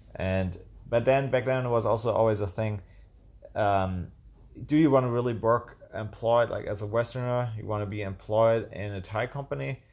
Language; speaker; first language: English; non-native, fluent; German